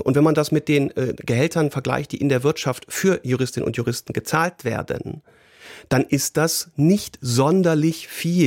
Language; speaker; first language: German; native; German